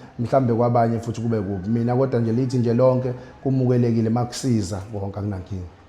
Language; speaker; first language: Zulu; native; Zulu